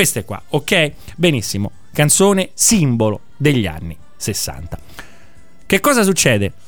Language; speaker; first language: Italian; native; Italian